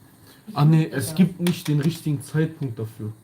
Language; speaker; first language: German; early bilingual, other home language; Kurdish